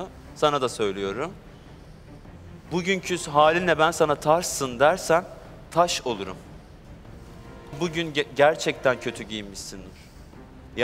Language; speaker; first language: Turkish; native; Turkish